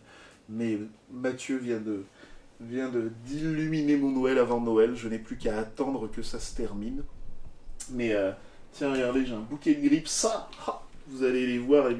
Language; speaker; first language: French; native; French